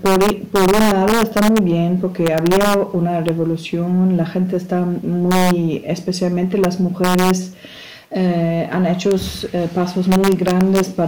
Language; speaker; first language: Spanish; non-native, fluent; German